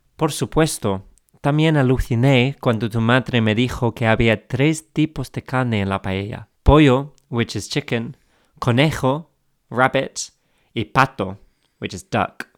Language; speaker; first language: Spanish; non-native, fluent; English